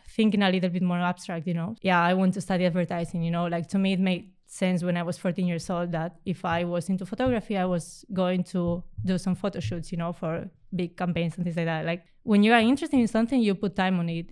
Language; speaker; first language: English; non-native, fluent; Spanish